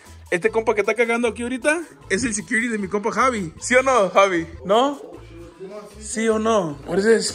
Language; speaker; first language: Spanish; early bilingual, heritage; Spanish